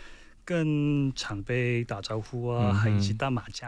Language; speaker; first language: Chinese; non-native, fluent; Korean